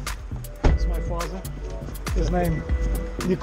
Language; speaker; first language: English; non-native, learner; Ukrainian